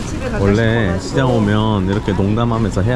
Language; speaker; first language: Korean; native; Korean